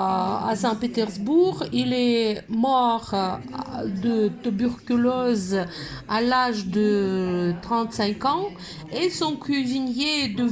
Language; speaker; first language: French; non-native, fluent; Russian